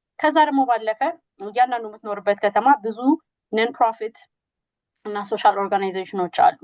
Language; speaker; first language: Amharic; native; Amharic